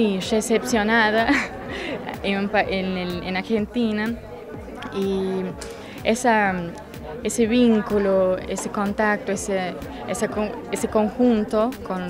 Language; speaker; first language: Spanish; non-native, fluent; Portuguese